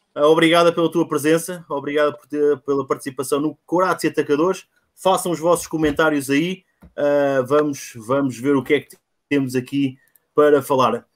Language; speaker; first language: Portuguese; native; Portuguese